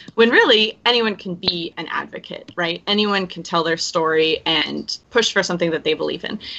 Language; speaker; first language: English; native; English